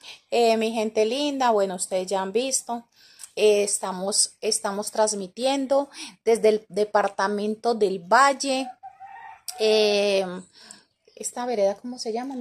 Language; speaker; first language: Spanish; native; Spanish